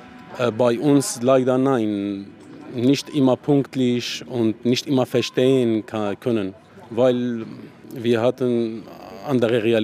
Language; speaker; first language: German; non-native, learner; Arabic